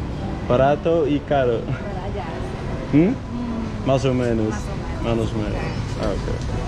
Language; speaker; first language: Spanish; non-native, learner; Dutch